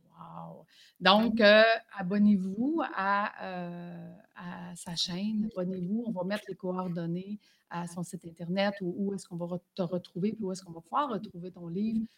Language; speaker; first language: French; native; French